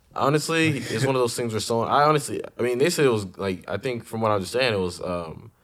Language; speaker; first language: English; native; English